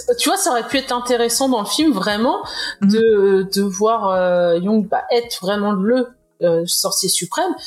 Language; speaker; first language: French; native; French